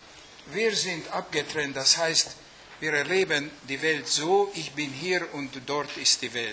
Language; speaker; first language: German; non-native, fluent; Hungarian